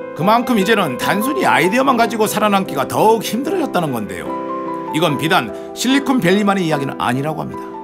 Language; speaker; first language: Korean; native; Korean